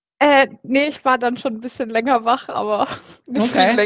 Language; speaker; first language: German; native; German